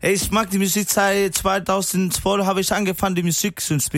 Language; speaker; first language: German; non-native, learner; Spanish